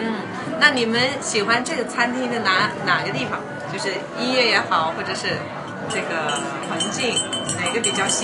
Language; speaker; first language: Chinese; non-native, local second language; Uyghur